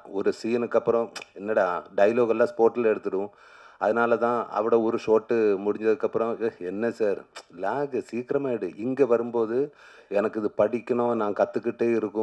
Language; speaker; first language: Tamil; non-native, learner; Malayalam